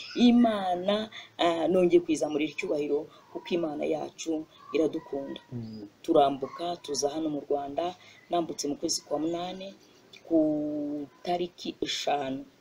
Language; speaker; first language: Kinyarwanda; non-native, fluent; Swahili